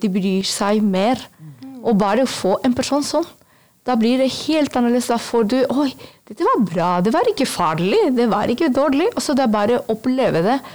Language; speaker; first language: Norwegian; non-native, fluent; Spanish